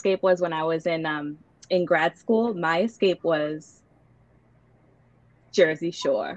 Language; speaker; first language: English; native; English